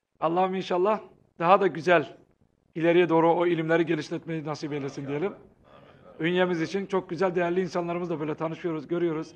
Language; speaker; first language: Turkish; native; Turkish